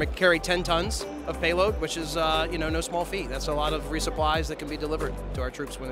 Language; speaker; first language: English; native; English